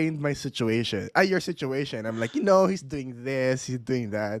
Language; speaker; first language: English; non-native, local second language; Filipino